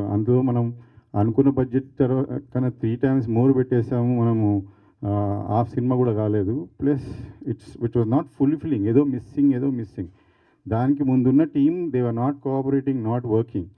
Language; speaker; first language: Telugu; native; Telugu